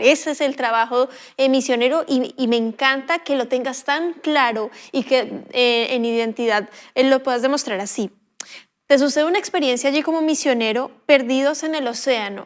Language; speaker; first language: Spanish; native; Spanish